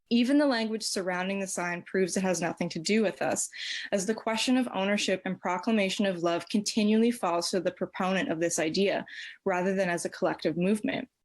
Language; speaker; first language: English; native; English